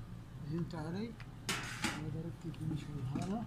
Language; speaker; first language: Arabic; native; Arabic